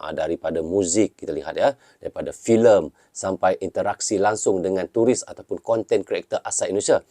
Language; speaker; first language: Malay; native; Malay